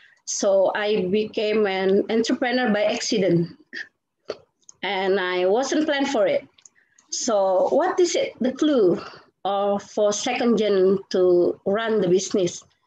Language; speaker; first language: English; non-native, fluent; Indonesian